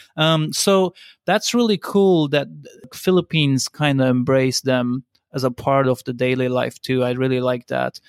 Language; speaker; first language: English; non-native, fluent; Turkish